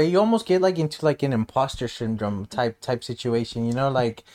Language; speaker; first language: English; early bilingual, other home language; Spanish